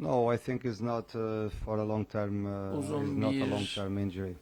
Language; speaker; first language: English; non-native, fluent; Portuguese